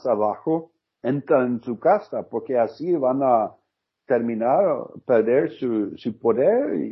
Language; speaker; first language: Spanish; non-native, learner; Norwegian